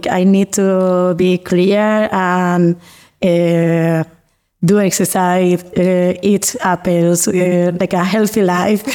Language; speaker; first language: English; non-native, learner; Spanish